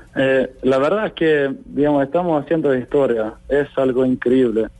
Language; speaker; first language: Spanish; non-native, fluent; Icelandic